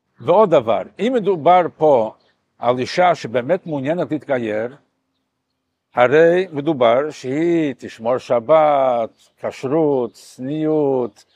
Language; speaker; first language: Hebrew; non-native, fluent; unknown